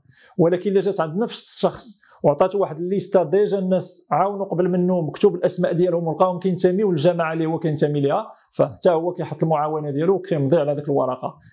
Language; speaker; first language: Arabic; native; Arabic